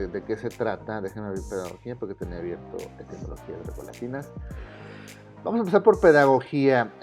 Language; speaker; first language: Spanish; native; Spanish